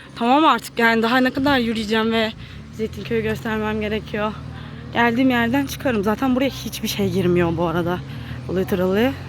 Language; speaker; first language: Turkish; native; Turkish